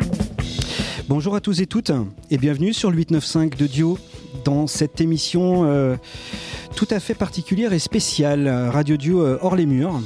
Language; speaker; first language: French; native; French